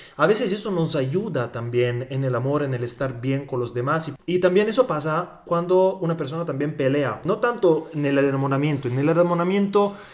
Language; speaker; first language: Spanish; non-native, fluent; Italian